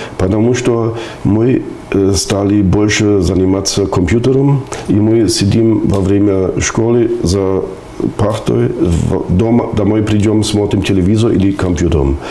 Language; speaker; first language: Russian; non-native, fluent; German